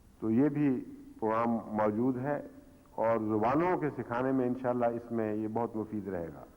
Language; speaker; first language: Urdu; native; Urdu